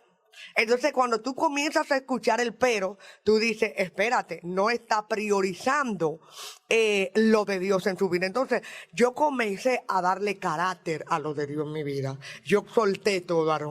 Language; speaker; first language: Spanish; native; Spanish